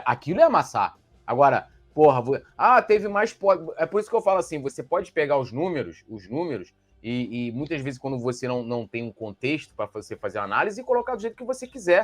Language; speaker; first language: Portuguese; native; Portuguese